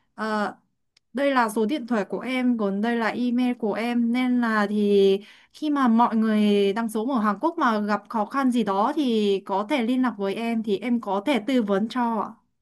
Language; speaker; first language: Vietnamese; non-native, learner; Korean